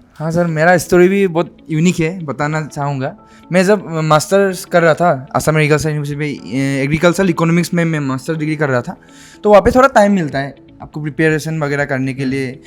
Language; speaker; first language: Hindi; non-native, local second language; Assamese